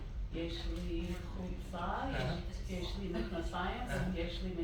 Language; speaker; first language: Hebrew; non-native, learner; English